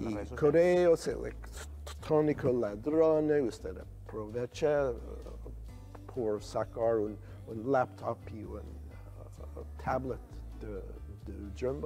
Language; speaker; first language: Spanish; non-native, learner; English